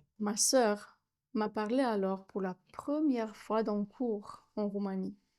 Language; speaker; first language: French; non-native, fluent; Romanian